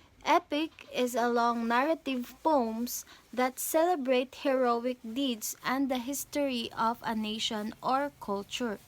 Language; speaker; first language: English; non-native, fluent; Filipino